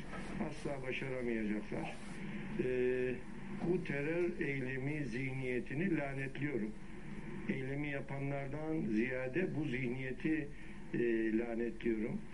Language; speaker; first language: Turkish; native; Turkish